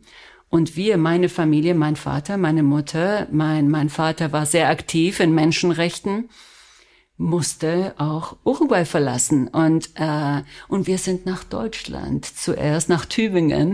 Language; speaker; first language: German; early bilingual, other home language; Spanish